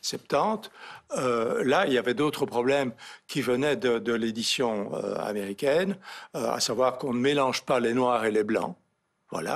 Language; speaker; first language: French; native; French